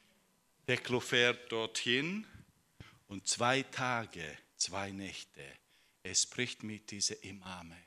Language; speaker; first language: German; non-native, fluent; Finnish